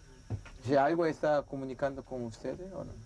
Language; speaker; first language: Spanish; non-native, learner; Korean